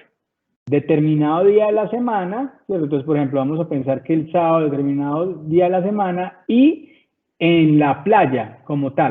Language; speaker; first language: Spanish; native; Spanish